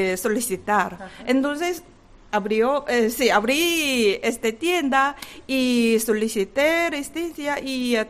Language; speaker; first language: Spanish; non-native, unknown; Korean